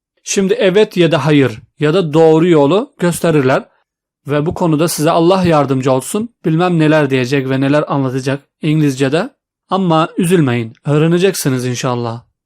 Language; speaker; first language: Turkish; non-native, fluent; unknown